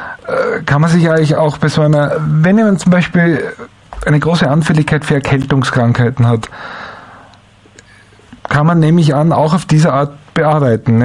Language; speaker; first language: German; native; German